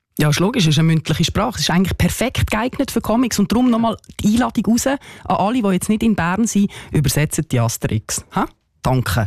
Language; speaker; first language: German; native; German